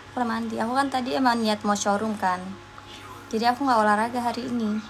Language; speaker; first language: Indonesian; early bilingual, other home language; Japanese